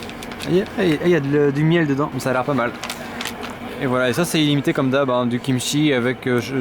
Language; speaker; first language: French; native; French